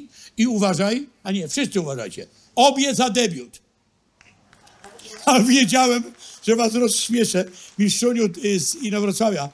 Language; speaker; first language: Polish; native; Polish